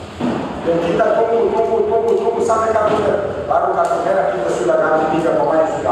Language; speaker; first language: Indonesian; non-native, fluent; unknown